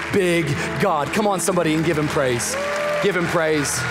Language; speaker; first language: English; native; English